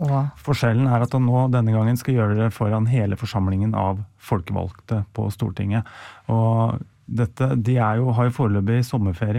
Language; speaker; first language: Norwegian; native; Norwegian